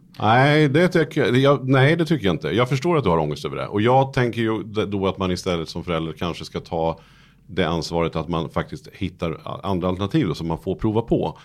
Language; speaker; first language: Swedish; native; Swedish